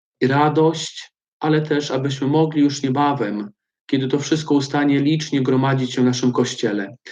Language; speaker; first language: Polish; native; Polish